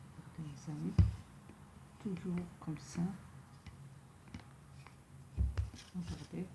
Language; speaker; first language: French; non-native, local second language; Arabic